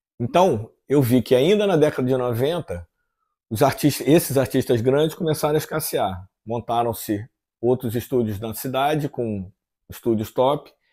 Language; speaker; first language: Portuguese; native; Portuguese